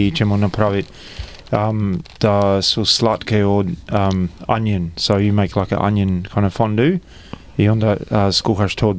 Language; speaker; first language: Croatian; early bilingual, heritage; Croatian